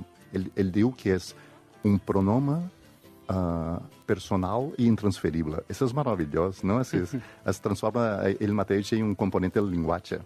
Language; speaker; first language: Catalan; non-native, fluent; Portuguese